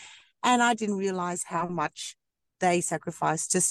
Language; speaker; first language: English; native; English